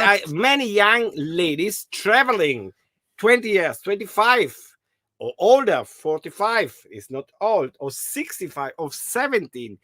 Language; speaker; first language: English; non-native, learner; German